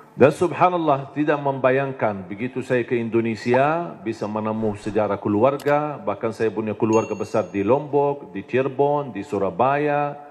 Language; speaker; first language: Indonesian; non-native, fluent; Arabic